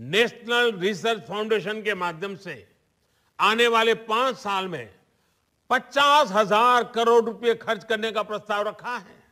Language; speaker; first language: Hindi; non-native, local second language; Gujarati